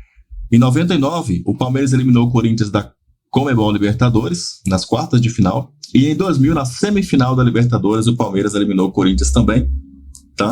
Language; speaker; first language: Portuguese; native; Portuguese